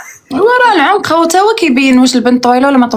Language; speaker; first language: Arabic; native; Arabic